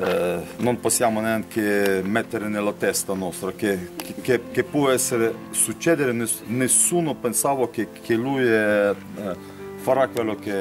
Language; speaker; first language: Italian; non-native, learner; Ukrainian